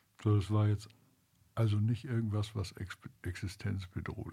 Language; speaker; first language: German; native; German